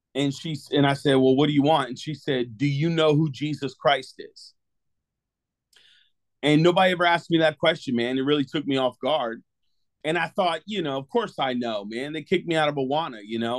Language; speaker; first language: English; native; English